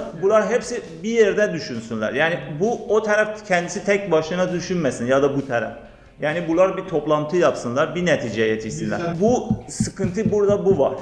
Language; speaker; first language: Turkish; non-native, learner; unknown